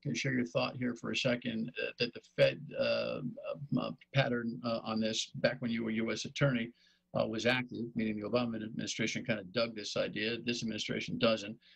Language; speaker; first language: English; native; English